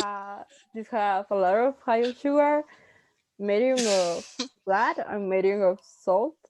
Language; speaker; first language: English; non-native, learner; Spanish